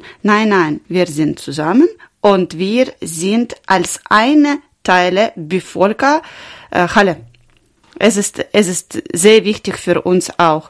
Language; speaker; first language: German; non-native, learner; Ukrainian